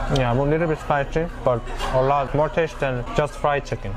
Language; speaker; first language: English; non-native, learner; Korean